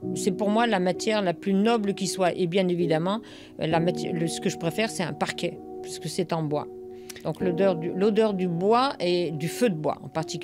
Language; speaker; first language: French; native; French